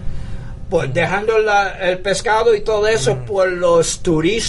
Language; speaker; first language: Spanish; early bilingual, heritage; English